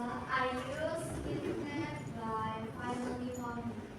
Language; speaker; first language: English; non-native, learner; Indonesian